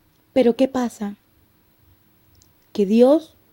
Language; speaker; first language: Spanish; native; Spanish